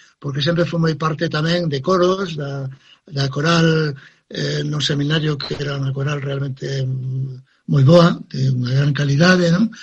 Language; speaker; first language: Galician; native; Galician